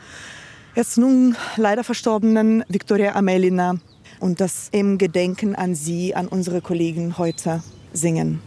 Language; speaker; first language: German; non-native, fluent; Ukrainian